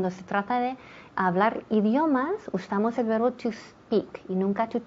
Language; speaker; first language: Spanish; non-native, fluent; English